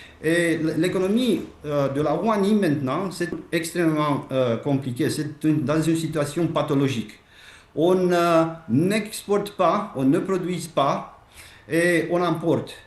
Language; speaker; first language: French; non-native, fluent; Romanian